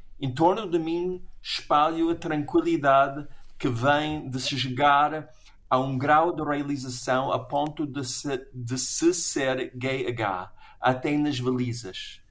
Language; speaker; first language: Portuguese; non-native, fluent; English